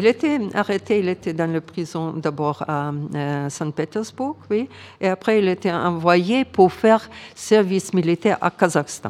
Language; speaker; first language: French; non-native, fluent; Ukrainian